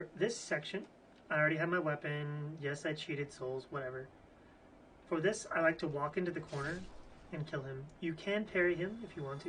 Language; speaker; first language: English; native; English